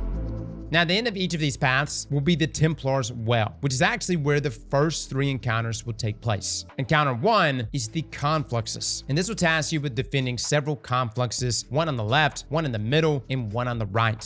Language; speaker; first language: English; native; English